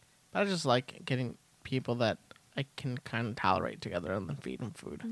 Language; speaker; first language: English; early bilingual, other home language; Spanish